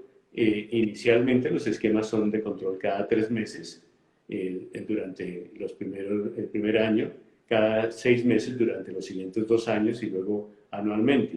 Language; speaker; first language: Spanish; native; Spanish